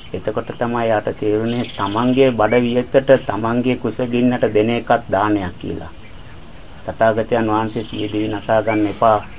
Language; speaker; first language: Sinhala; non-native, fluent; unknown